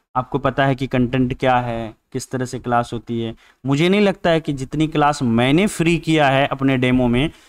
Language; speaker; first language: Hindi; native; Hindi